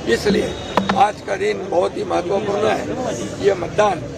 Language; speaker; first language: Hindi; non-native, local second language; Marathi